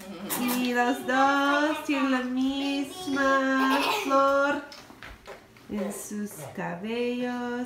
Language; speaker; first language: Spanish; non-native, learner; English